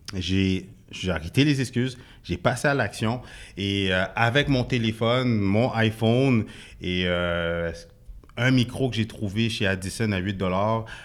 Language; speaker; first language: French; native; French